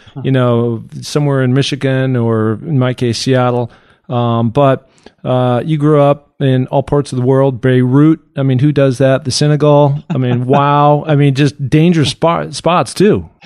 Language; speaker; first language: English; native; English